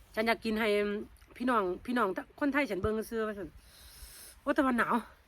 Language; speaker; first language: Thai; native; Thai